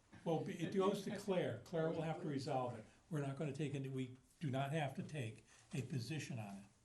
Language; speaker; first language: English; native; English